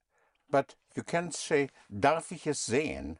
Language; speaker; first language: German; non-native, fluent; English